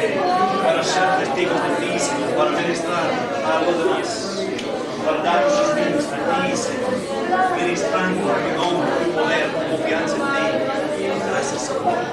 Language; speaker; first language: Spanish; non-native, fluent; English